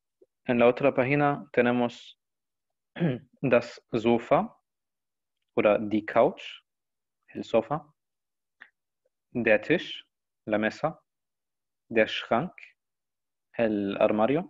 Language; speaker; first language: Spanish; non-native, learner; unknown